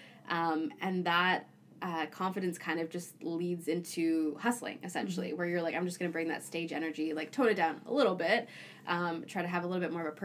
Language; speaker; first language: English; native; English